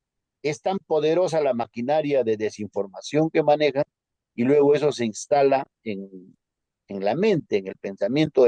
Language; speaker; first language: Spanish; native; Spanish